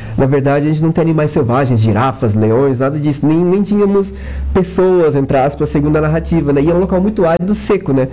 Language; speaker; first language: Portuguese; non-native, local second language; Kabuverdianu